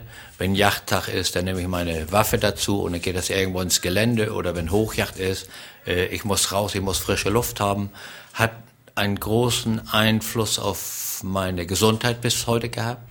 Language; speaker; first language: German; native; German